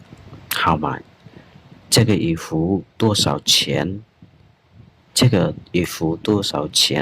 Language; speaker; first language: Chinese; non-native, fluent; Khmer